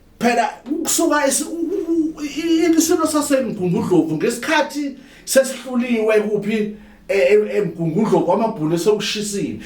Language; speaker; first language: Zulu; native; Zulu